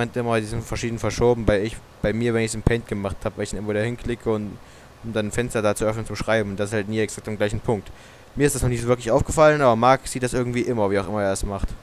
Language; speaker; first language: German; native; German